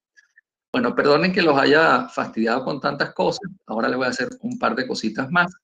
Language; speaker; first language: Spanish; native; Spanish